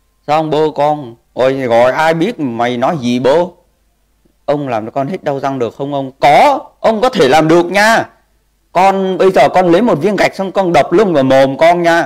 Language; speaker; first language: Vietnamese; native; Vietnamese